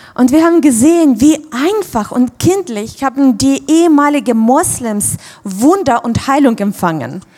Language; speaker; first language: German; non-native, fluent; Russian